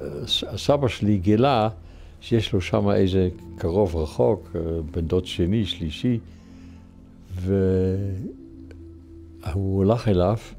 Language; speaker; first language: Hebrew; non-native, fluent; Dutch